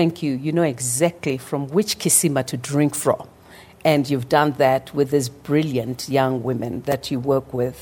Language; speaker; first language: English; non-native, local second language; Zulu